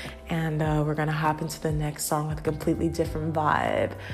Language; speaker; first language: English; native; English